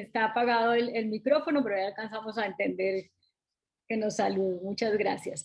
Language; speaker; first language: Spanish; native; Spanish